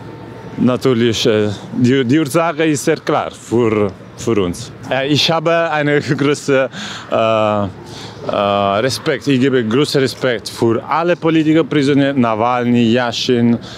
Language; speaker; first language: German; non-native, learner; Russian